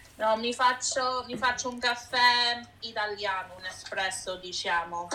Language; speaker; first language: Italian; early bilingual, heritage; Italian